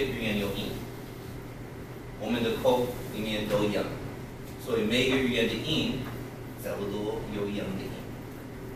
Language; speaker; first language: Chinese; non-native, learner; English